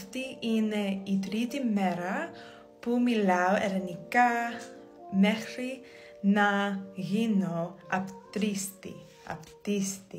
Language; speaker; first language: Greek; non-native, learner; English